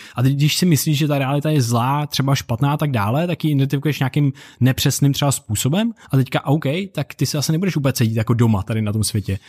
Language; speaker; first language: Czech; native; Czech